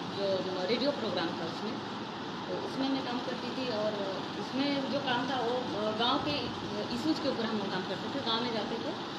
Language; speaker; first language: Hindi; non-native, local second language; Santali